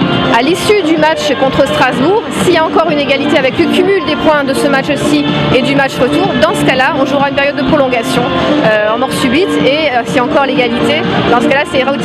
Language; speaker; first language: French; native; French